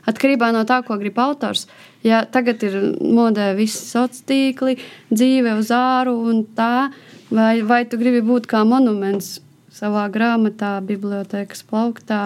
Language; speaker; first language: Latvian; non-native, local second language; Russian